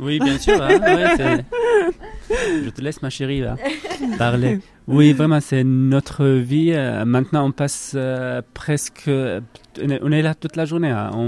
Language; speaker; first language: French; non-native, learner; Arabic